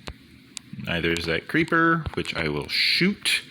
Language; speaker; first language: English; native; English